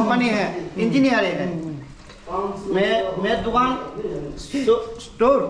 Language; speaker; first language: Hindi; non-native, learner; Bangla